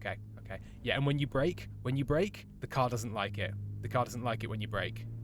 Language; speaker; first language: English; native; English